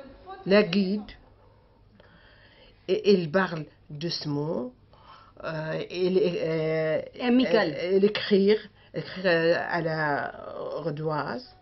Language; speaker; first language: French; non-native, learner; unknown